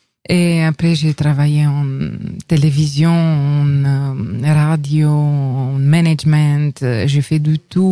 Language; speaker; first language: French; non-native, fluent; Romanian